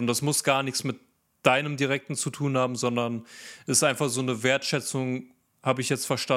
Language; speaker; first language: German; native; German